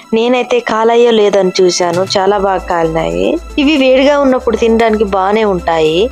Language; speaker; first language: Telugu; non-native, local second language; Koya